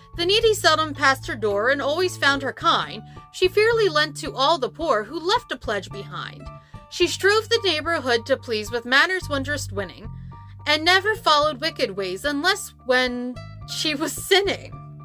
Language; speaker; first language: English; native; English